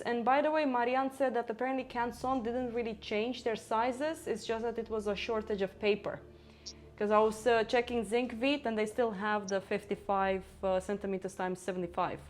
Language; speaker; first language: English; non-native, fluent; Romanian